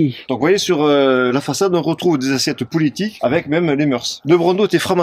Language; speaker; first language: French; native; French